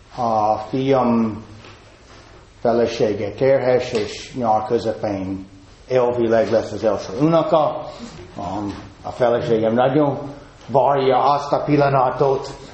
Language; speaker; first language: Hungarian; non-native, fluent; English